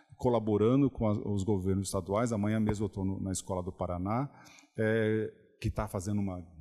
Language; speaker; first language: Portuguese; native; Portuguese